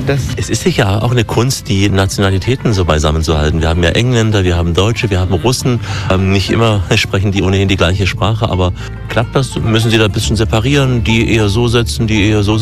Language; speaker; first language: German; native; German